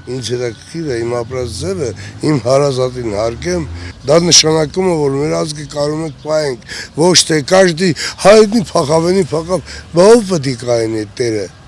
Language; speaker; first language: Armenian; native; Armenian